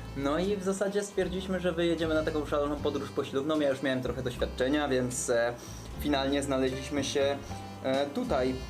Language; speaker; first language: Polish; native; Polish